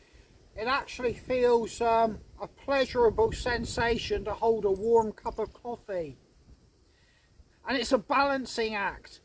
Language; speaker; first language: English; native; English